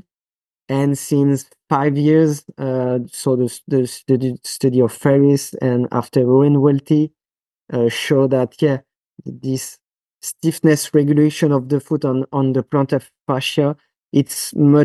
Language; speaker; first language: English; non-native, fluent; French